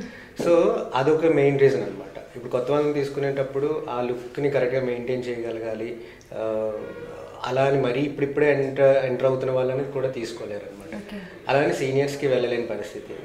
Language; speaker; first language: Telugu; native; Telugu